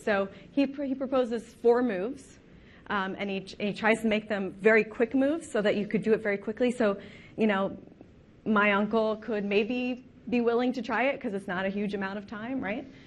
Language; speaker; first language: English; native; English